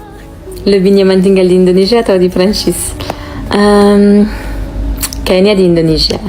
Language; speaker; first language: Indonesian; non-native, fluent; French